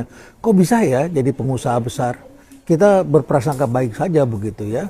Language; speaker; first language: Indonesian; native; Indonesian